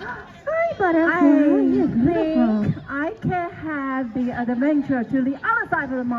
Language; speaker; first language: English; non-native, learner; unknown